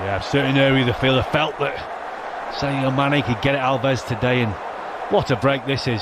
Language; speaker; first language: English; native; English